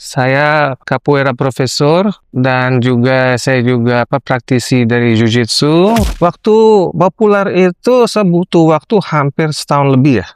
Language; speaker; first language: Indonesian; non-native, fluent; English